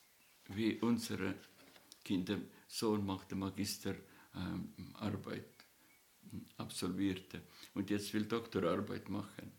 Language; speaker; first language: German; non-native, learner; Estonian